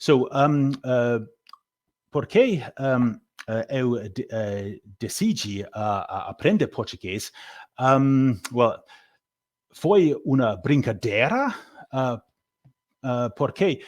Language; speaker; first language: Portuguese; non-native, learner; English